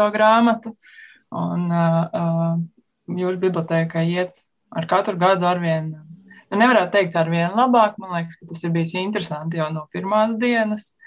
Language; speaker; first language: Latvian; native; Latvian